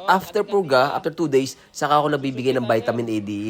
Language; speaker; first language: Filipino; native; Filipino